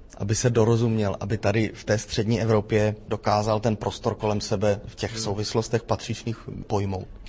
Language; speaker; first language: Czech; native; Czech